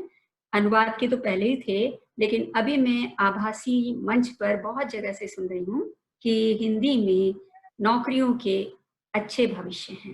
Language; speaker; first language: Hindi; native; Hindi